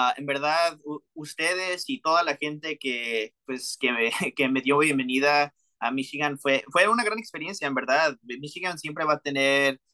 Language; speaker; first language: Spanish; early bilingual, heritage; Spanish